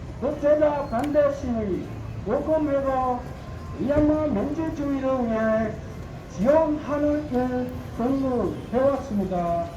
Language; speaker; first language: Korean; non-native, fluent; Burmese